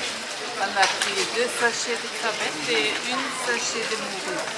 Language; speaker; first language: French; non-native, fluent; German